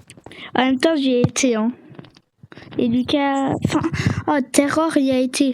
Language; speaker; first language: French; native; French